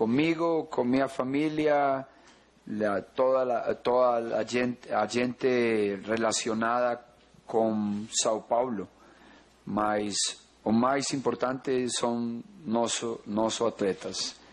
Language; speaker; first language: Portuguese; non-native, learner; Spanish